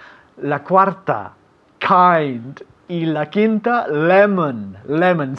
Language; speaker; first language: Spanish; non-native, fluent; English